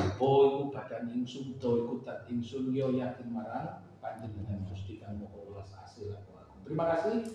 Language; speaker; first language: Indonesian; non-native, local second language; Madurese